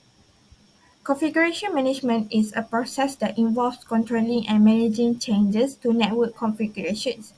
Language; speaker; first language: English; non-native, local second language; Malay